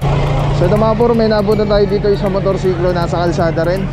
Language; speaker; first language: Filipino; native; Filipino